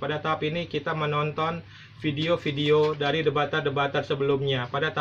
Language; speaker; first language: Indonesian; native; Indonesian